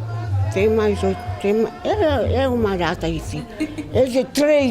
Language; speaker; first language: Portuguese; non-native, learner; Kabuverdianu